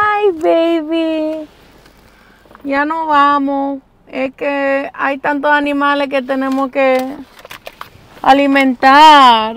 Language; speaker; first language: Spanish; early bilingual, heritage; English